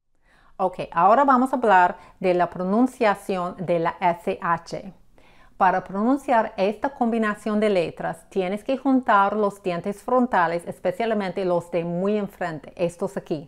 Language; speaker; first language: Spanish; non-native, fluent; English